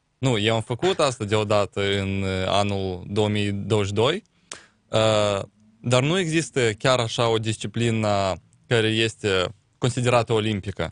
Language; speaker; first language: Romanian; non-native, local second language; Russian